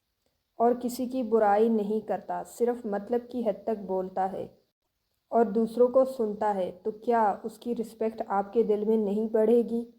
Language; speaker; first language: Urdu; native; Urdu